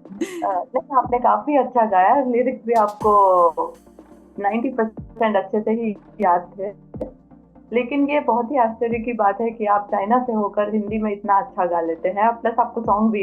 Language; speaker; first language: Hindi; native; Hindi